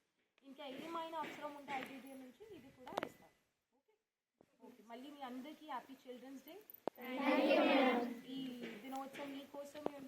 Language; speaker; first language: Telugu; non-native, learner; Hindi